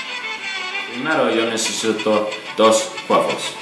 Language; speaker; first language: Spanish; non-native, learner; English